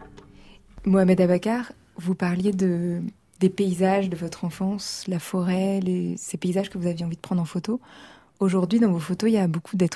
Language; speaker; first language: French; native; French